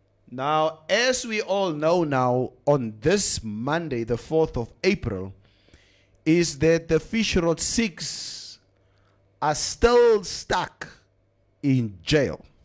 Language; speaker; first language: English; non-native, local second language; Afrikaans